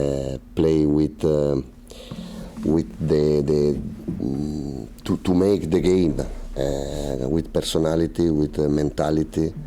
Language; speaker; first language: English; non-native, learner; Italian